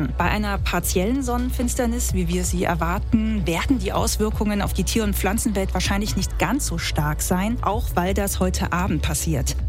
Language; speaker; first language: German; native; German